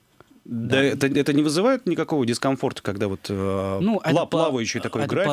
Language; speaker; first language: Russian; native; Russian